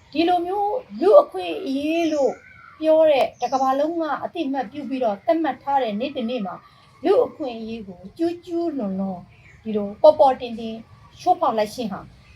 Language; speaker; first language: Burmese; native; Burmese